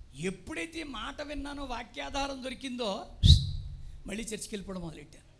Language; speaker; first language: Telugu; non-native, local second language; Tamil